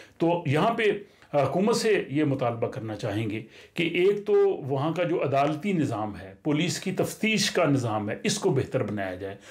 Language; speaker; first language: Urdu; non-native, local second language; Punjabi